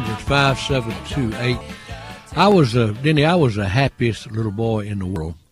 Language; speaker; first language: English; native; English